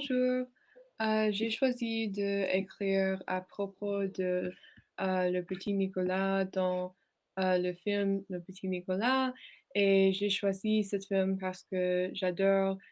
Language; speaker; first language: French; non-native, learner; English